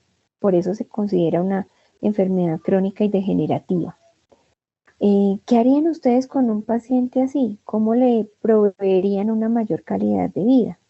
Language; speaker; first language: Spanish; native; Spanish